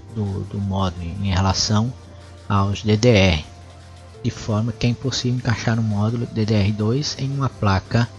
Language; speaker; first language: Portuguese; native; Portuguese